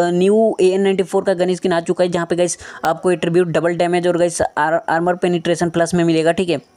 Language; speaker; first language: Hindi; native; Hindi